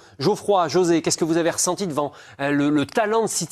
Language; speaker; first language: French; native; French